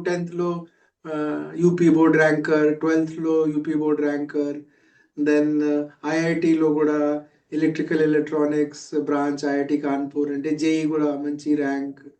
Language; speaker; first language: Telugu; non-native, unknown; Hindi